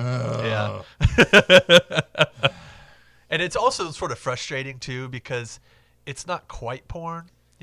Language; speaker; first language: English; native; English